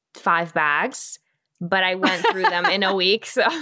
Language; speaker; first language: English; non-native, fluent; Romanian